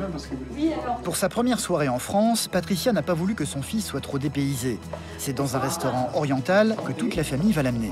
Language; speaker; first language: French; native; French